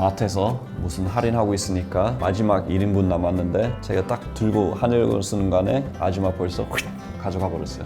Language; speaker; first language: Korean; non-native, fluent; English